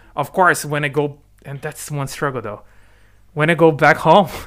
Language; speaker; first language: English; non-native, fluent; Portuguese